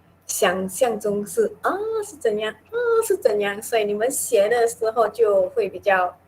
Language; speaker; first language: Chinese; non-native, local second language; Min Nan Chinese